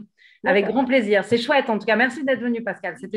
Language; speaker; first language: French; native; French